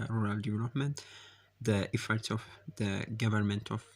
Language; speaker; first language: English; non-native, local second language; Amharic